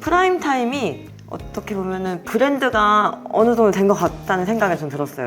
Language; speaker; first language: Korean; early bilingual, heritage; Korean